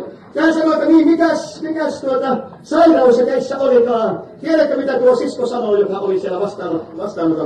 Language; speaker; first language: Finnish; native; Finnish